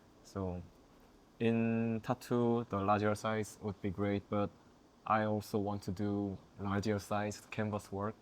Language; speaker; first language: English; non-native, learner; Korean